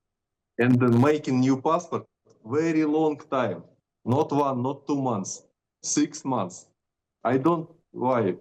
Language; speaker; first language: English; non-native, learner; Russian